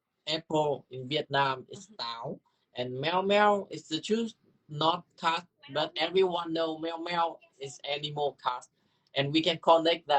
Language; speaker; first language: English; non-native, learner; Vietnamese